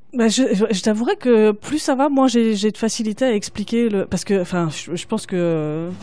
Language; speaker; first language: French; native; French